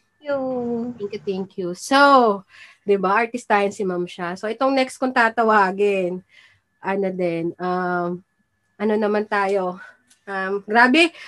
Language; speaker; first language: Filipino; native; Filipino